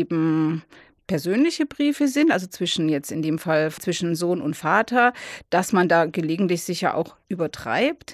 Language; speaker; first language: German; native; German